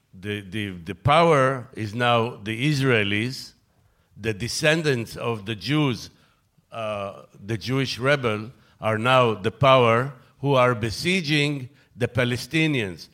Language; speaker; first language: English; non-native, fluent; Hebrew